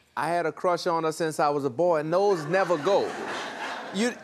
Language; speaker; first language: English; native; English